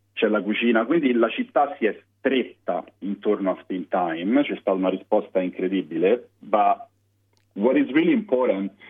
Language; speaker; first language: Italian; native; Italian